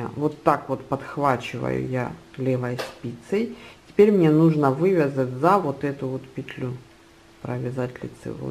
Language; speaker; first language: Russian; native; Russian